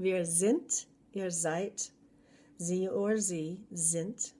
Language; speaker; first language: German; non-native, fluent; English